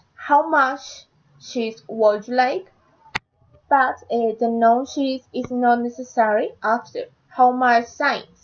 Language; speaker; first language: English; non-native, learner; Spanish